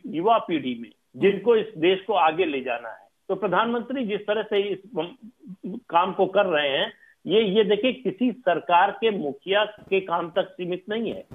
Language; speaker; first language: Hindi; native; Hindi